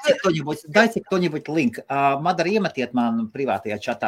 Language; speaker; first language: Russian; non-native, local second language; Latvian